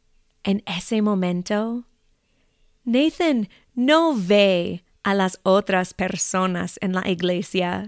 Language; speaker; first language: Spanish; non-native, fluent; English